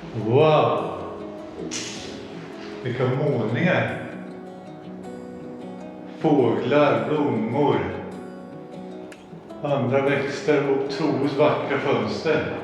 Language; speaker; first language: Swedish; native; Swedish